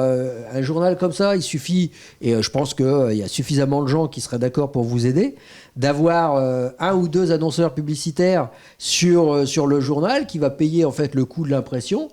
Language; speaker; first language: French; native; French